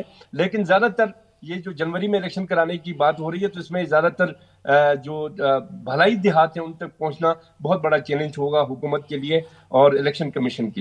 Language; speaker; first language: Hindi; non-native, local second language; Balti